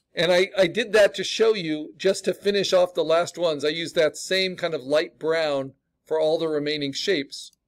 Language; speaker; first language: English; native; English